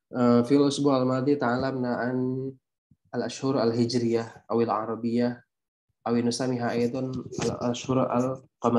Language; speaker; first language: Arabic; non-native, fluent; Indonesian